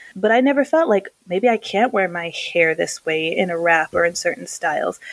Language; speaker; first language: English; native; English